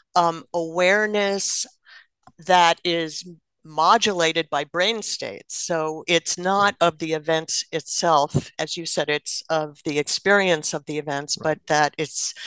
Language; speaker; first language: English; native; English